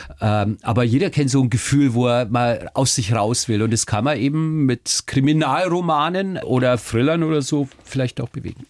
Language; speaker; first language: German; early bilingual, other home language; Turkish